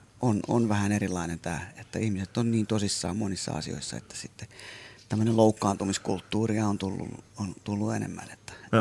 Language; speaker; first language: Finnish; native; Finnish